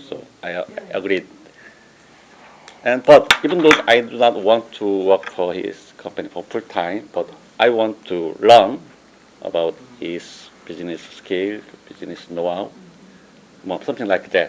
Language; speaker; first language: English; non-native, learner; Korean